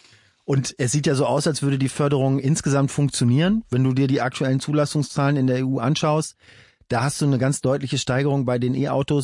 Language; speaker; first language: German; native; German